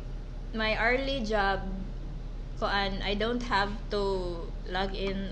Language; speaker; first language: English; non-native, local second language; Cebuano